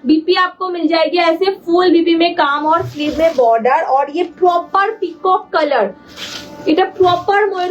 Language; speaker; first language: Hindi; non-native, local second language; Bangla